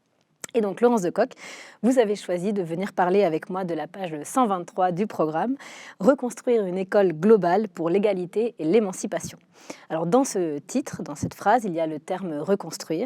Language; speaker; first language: French; native; French